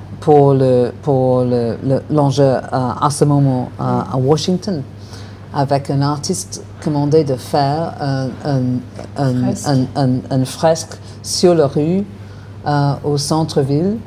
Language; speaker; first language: French; non-native, learner; English